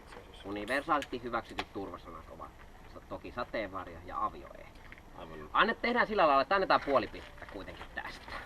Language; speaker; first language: Finnish; native; Finnish